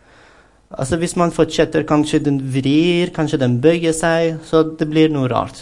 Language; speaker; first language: Norwegian; non-native, fluent; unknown